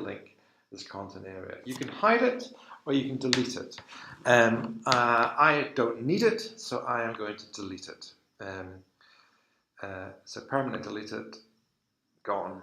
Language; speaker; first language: English; native; English